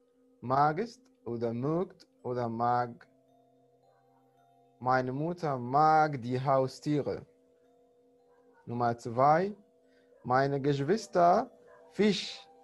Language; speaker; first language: German; non-native, fluent; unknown